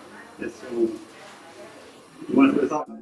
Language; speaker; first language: Spanish; non-native, learner; English